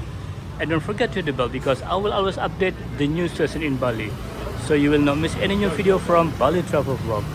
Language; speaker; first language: English; non-native, learner; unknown